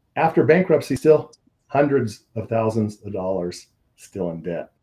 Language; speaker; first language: English; native; English